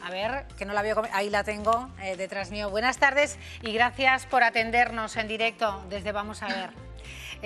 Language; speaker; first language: Spanish; native; Spanish